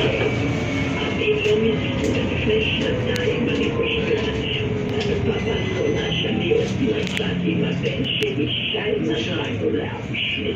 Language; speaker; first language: Hebrew; non-native, fluent; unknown